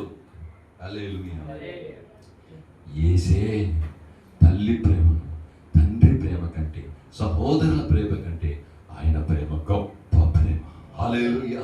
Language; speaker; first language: Telugu; native; Telugu